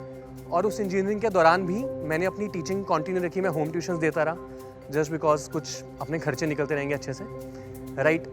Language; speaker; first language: Hindi; native; Hindi